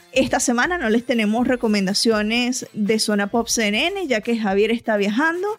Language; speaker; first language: Spanish; native; Spanish